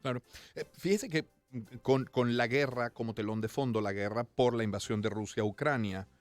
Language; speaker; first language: Spanish; native; Spanish